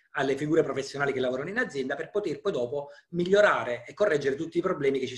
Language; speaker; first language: Italian; native; Italian